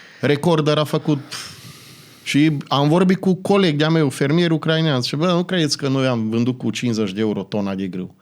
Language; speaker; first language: Romanian; native; Romanian